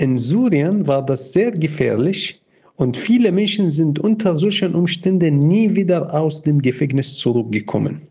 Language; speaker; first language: German; non-native, fluent; Arabic